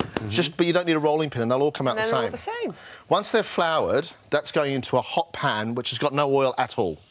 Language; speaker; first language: English; native; English